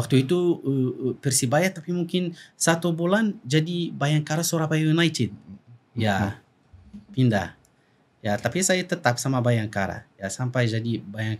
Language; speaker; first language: Indonesian; non-native, fluent; Arabic